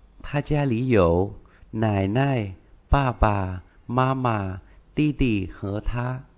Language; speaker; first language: Chinese; non-native, fluent; Vietnamese